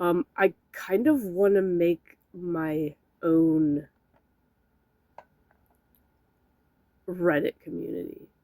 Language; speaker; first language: English; native; English